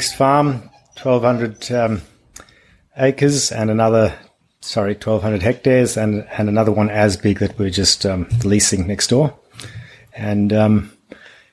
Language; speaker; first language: English; non-native, local second language; German